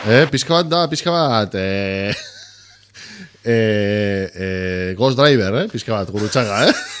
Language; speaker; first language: Basque; early bilingual, heritage; Basque